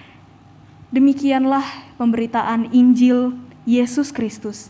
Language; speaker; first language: Indonesian; native; Indonesian